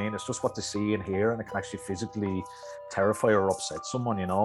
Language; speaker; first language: English; native; English